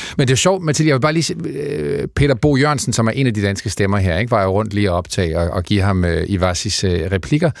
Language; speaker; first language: Danish; native; Danish